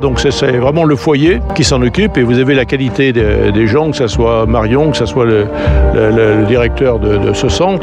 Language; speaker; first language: French; native; French